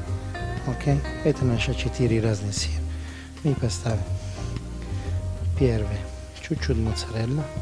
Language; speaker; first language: Russian; non-native, learner; Italian